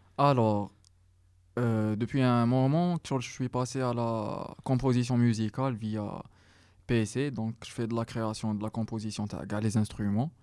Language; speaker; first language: French; non-native, local second language; Arabic